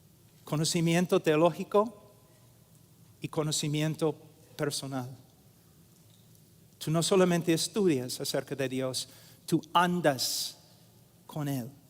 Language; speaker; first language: Spanish; non-native, fluent; English